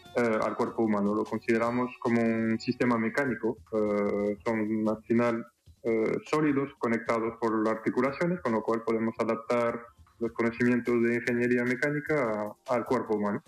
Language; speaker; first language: Spanish; non-native, fluent; French